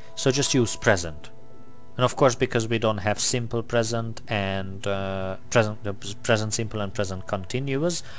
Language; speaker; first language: English; non-native, fluent; Hungarian